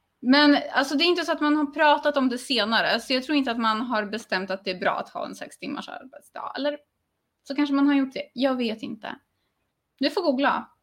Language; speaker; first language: Swedish; early bilingual, other home language; Polish